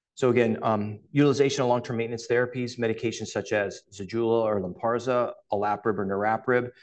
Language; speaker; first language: English; native; English